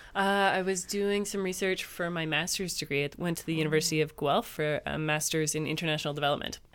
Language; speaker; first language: English; native; English